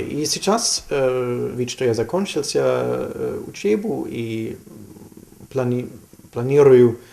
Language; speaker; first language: Russian; non-native, learner; German